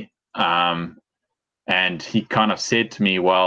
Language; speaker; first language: English; native; English